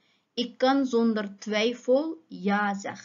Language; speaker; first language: Dutch; non-native, fluent; Uyghur